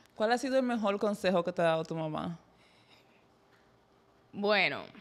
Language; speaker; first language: Spanish; native; Spanish